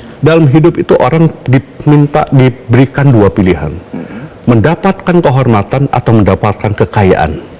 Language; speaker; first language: Indonesian; native; Indonesian